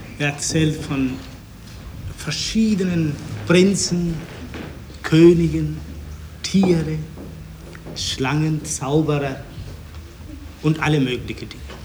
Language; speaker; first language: German; non-native, fluent; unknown